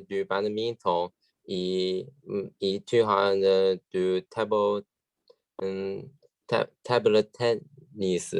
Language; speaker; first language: French; non-native, learner; Chinese